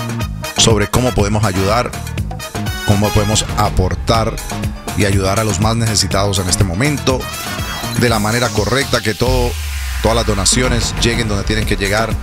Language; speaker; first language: Spanish; native; Spanish